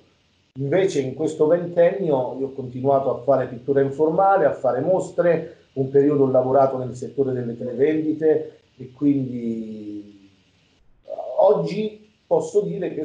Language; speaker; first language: Italian; native; Italian